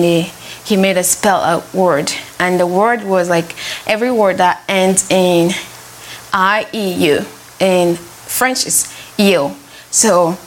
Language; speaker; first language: English; non-native, fluent; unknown